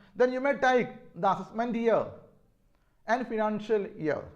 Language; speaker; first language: English; non-native, local second language; Malayalam